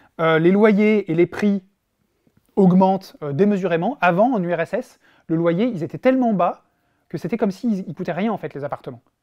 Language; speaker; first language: French; native; French